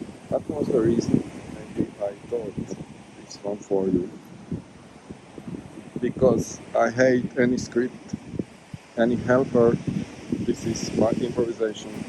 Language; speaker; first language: English; non-native, learner; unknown